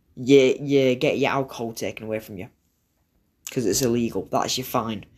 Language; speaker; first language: English; native; English